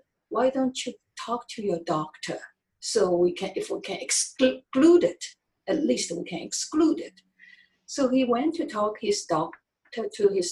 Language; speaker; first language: English; non-native, fluent; Chinese